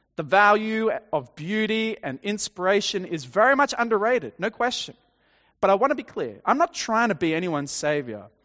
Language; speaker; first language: English; native; English